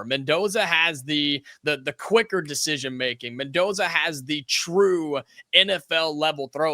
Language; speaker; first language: English; native; English